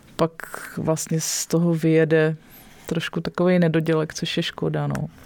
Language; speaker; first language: Czech; native; Czech